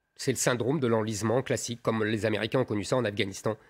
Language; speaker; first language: French; native; French